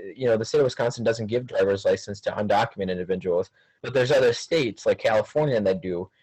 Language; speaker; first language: English; early bilingual, other home language; Spanish